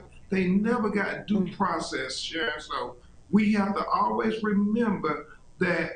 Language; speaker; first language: English; native; English